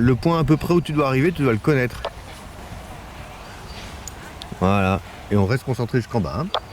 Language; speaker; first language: French; native; French